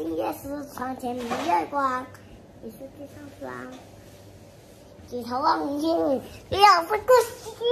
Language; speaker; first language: Chinese; native; Chinese